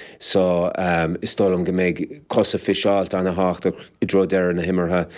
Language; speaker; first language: Irish; native; Irish